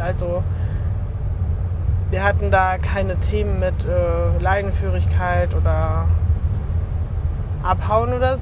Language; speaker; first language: German; native; German